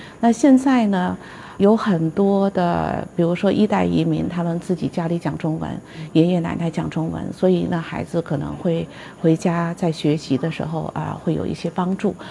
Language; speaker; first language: Chinese; native; Chinese